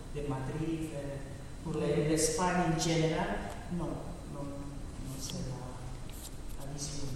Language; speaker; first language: French; non-native, learner; Spanish